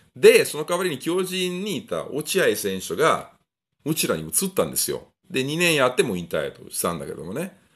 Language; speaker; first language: Japanese; non-native, fluent; Italian